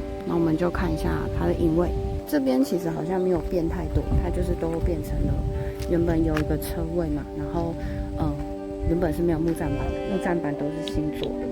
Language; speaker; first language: Chinese; native; Chinese